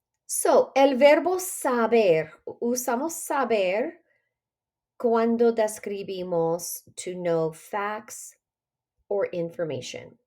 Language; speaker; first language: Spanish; non-native, fluent; English